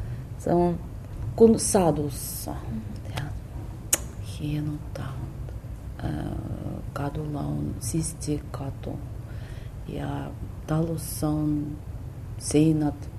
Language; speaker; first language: Finnish; non-native, learner; Russian